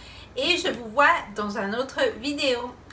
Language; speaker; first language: French; non-native, fluent; Spanish